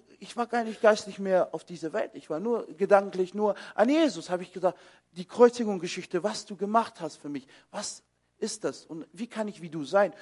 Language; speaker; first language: German; early bilingual, other home language; Kurdish